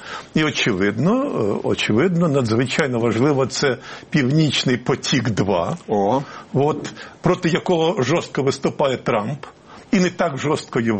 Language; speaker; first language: Ukrainian; native; Ukrainian